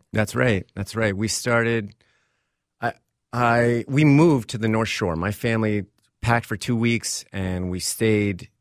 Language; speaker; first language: English; native; English